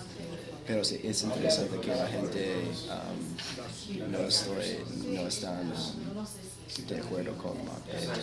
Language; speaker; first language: Spanish; non-native, fluent; English